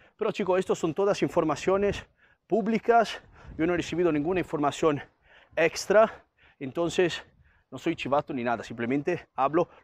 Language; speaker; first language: Spanish; non-native, fluent; Italian